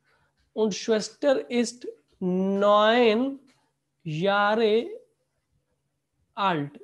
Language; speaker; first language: German; non-native, fluent; Hindi